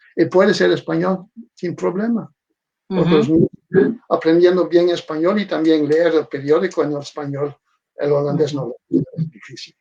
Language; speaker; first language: Spanish; non-native, fluent; Dutch